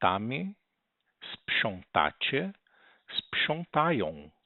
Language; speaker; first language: Polish; non-native, learner; Portuguese